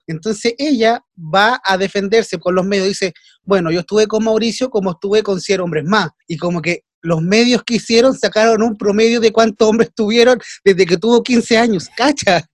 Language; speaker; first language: Spanish; native; Spanish